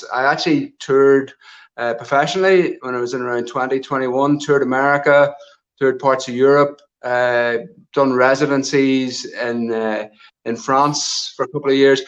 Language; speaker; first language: English; native; English